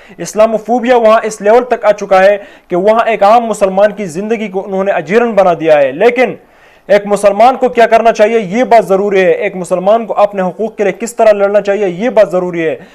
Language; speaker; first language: Urdu; non-native, local second language; Pashto